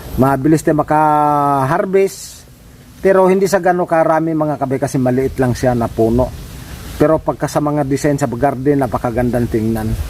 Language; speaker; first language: Filipino; non-native, local second language; Cebuano